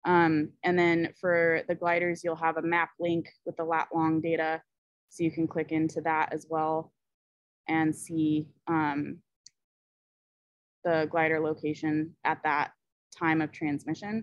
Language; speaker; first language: English; native; English